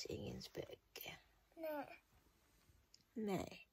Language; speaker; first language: Swedish; non-native, learner; Filipino